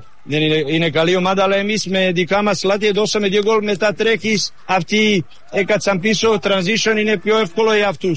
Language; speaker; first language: Greek; non-native, fluent; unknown